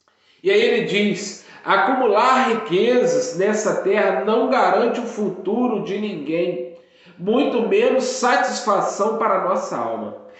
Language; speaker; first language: Portuguese; native; Portuguese